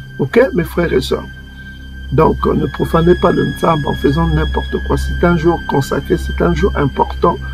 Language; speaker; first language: French; non-native, local second language; Kongo